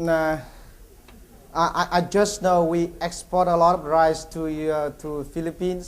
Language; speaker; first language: English; non-native, learner; Vietnamese